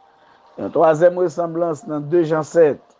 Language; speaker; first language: French; non-native, learner; Haitian Creole